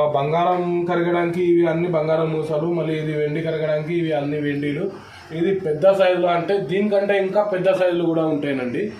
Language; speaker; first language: Telugu; non-native, fluent; Marathi